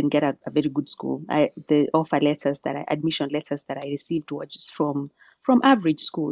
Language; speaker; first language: English; non-native, local second language; Kalenjin